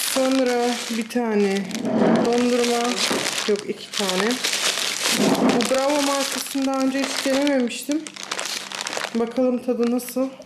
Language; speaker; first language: Turkish; early bilingual, heritage; Turkish